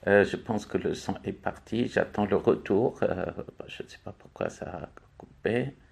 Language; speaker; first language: French; non-native, local second language; Arabic